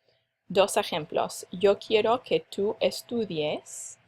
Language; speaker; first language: Spanish; non-native, fluent; English